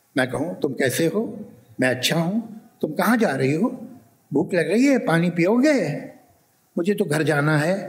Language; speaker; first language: Urdu; native; Urdu